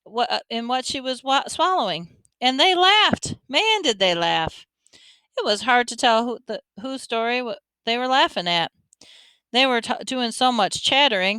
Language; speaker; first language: English; native; English